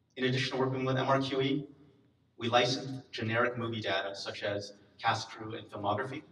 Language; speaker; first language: English; native; English